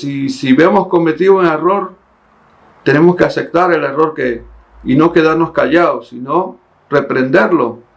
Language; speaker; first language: Spanish; native; Spanish